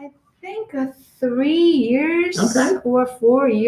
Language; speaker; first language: English; non-native, learner; Korean